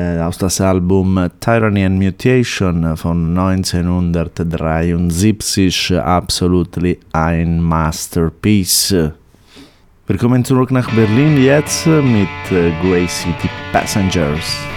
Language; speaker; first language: German; non-native, fluent; Italian